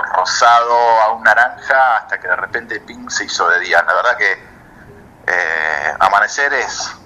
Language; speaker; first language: Spanish; native; Spanish